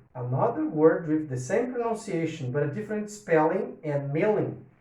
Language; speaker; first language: English; non-native, fluent; Portuguese